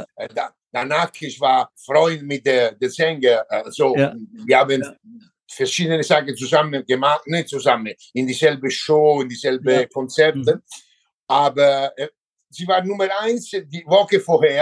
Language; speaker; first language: German; non-native, learner; Italian